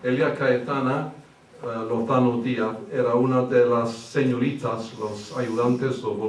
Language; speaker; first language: Spanish; early bilingual, heritage; English